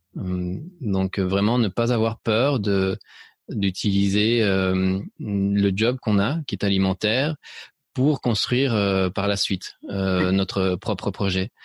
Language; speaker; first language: French; early bilingual, other home language; Spanish